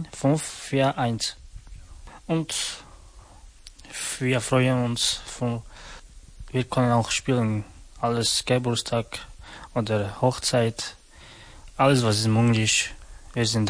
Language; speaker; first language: German; non-native, learner; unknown